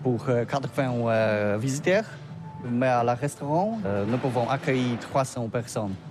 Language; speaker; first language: French; non-native, learner; Polish